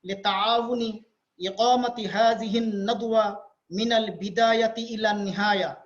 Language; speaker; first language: Arabic; non-native, fluent; Bangla